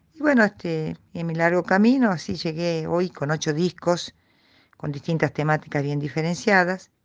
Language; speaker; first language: Spanish; native; Spanish